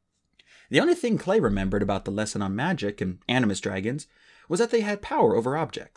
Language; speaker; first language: English; native; English